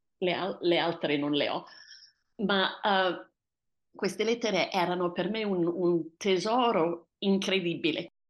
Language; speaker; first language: Italian; early bilingual, heritage; Italian